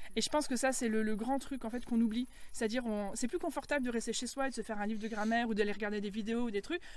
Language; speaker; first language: French; native; French